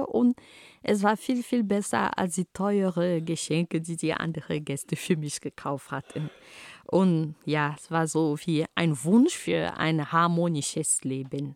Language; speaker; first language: German; non-native, fluent; Ghomala